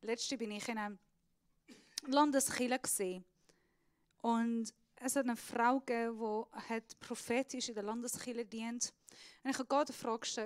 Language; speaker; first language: German; non-native, fluent; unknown